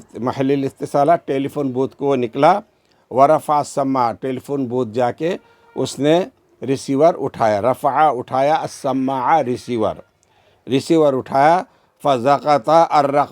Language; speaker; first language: Urdu; native; Urdu